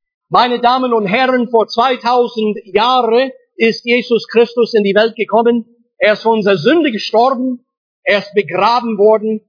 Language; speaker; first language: German; non-native, fluent; English